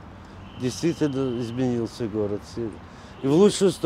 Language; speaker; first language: Russian; native; Russian